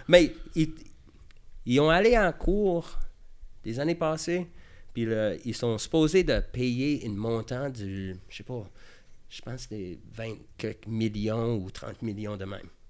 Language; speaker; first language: French; early bilingual, heritage; French